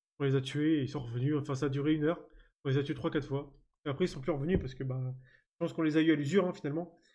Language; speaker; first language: French; native; French